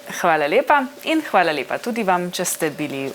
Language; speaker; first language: Slovenian; native; Slovenian